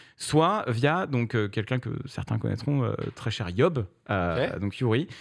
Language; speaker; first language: French; native; French